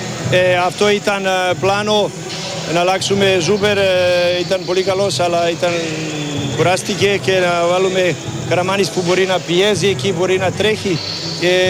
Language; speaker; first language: Greek; non-native, fluent; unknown